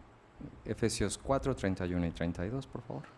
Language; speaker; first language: Spanish; native; Spanish